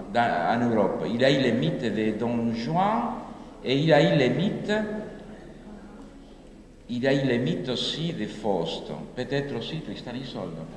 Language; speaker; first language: French; non-native, fluent; Spanish